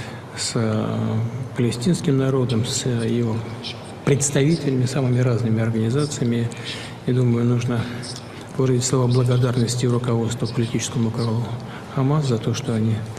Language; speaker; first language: Russian; native; Russian